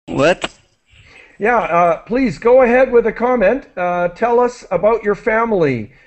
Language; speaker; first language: English; native; English